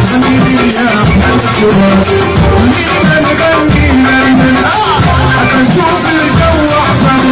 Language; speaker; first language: Arabic; native; Arabic